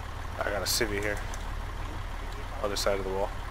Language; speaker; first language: English; native; English